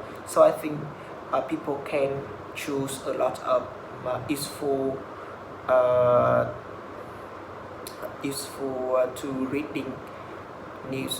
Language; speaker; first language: English; non-native, learner; Vietnamese